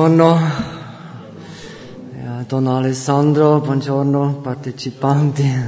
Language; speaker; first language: Italian; non-native, fluent; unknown